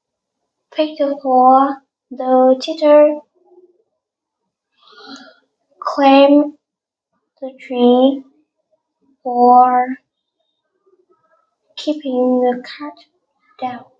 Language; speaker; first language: English; non-native, learner; Vietnamese